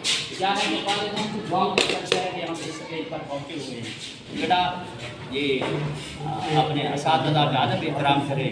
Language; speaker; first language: Urdu; native; Urdu